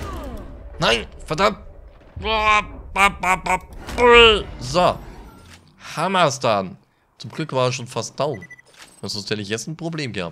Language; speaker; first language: German; native; German